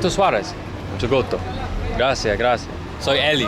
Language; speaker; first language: Spanish; non-native, learner; English